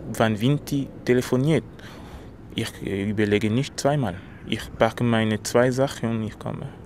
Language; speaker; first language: German; non-native, learner; French